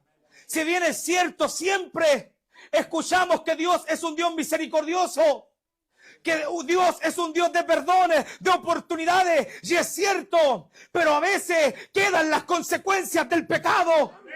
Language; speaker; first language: Spanish; native; Spanish